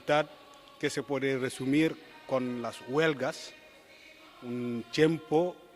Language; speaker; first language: Spanish; non-native, fluent; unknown